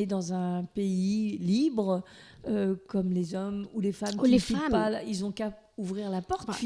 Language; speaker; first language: French; native; French